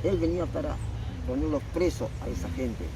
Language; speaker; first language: Spanish; native; Spanish